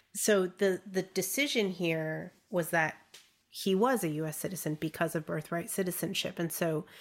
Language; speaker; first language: English; early bilingual, other home language; Chinese